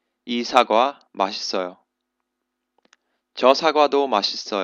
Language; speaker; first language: Korean; non-native, fluent; English